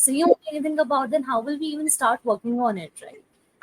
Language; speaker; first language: English; non-native, local second language; Hindi